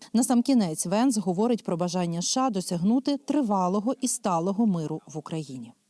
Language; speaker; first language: Ukrainian; native; Ukrainian